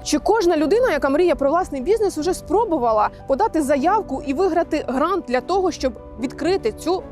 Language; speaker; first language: Ukrainian; native; Ukrainian